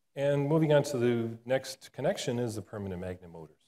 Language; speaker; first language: English; native; English